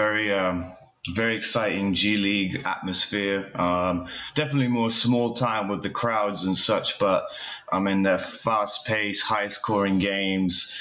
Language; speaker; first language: English; native; English